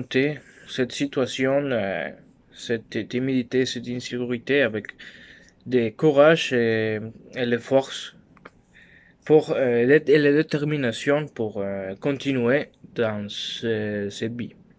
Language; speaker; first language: French; non-native, learner; Spanish